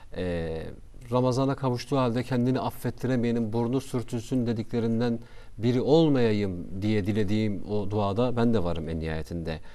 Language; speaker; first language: Turkish; native; Turkish